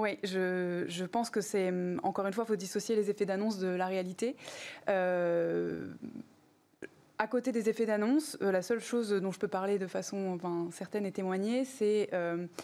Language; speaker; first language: French; native; French